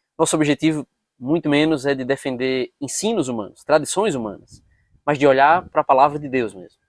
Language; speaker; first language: Portuguese; native; Portuguese